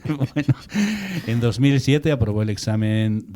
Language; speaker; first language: Spanish; native; Spanish